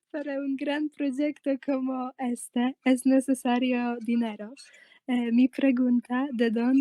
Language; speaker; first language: Spanish; non-native, fluent; Polish